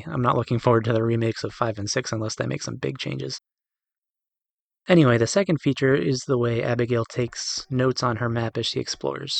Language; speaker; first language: English; native; English